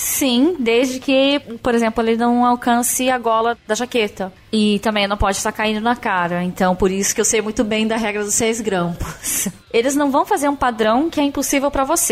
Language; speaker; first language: Portuguese; native; Portuguese